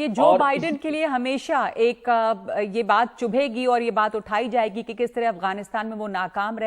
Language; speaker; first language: Hindi; native; Hindi